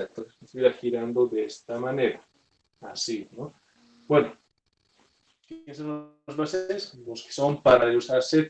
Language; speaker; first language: Spanish; native; Spanish